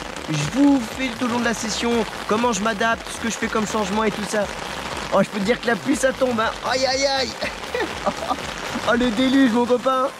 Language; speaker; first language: French; native; French